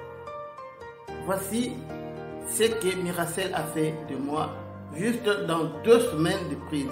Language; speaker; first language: French; non-native, local second language; Lingala